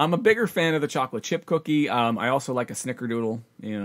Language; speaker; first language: English; native; English